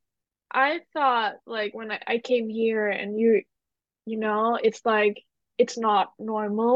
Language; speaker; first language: English; non-native, fluent; Danish